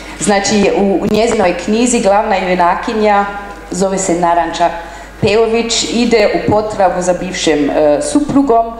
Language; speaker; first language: Croatian; non-native, fluent; German